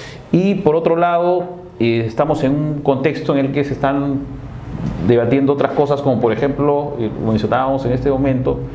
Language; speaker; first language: Spanish; native; Spanish